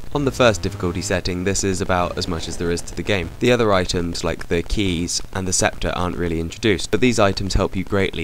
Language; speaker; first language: English; native; English